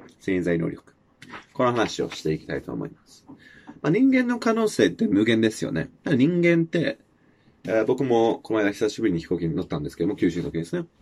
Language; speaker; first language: Japanese; non-native, fluent; English